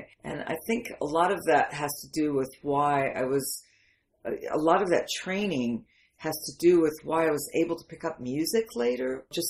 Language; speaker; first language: English; early bilingual, other home language; Arabic